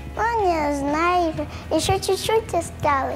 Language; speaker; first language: Russian; native; Russian